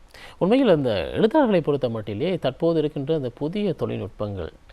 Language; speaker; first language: Tamil; native; Tamil